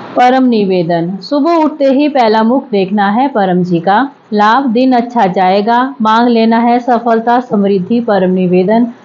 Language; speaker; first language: Hindi; native; Hindi